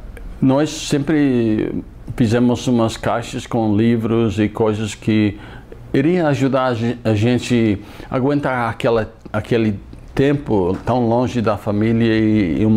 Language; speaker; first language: Portuguese; non-native, fluent; English